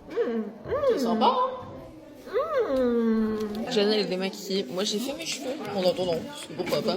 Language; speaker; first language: French; native; French